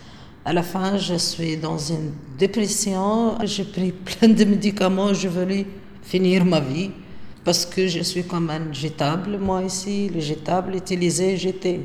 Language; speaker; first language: French; non-native, local second language; Arabic